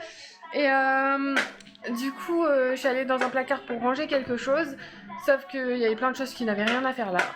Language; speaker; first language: French; native; French